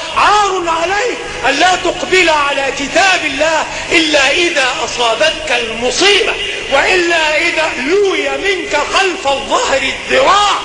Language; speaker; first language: Arabic; non-native, local second language; Ngazidja Comorian